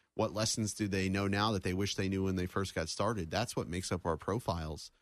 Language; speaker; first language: English; native; English